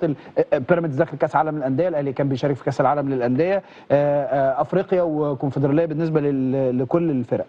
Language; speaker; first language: Arabic; native; Arabic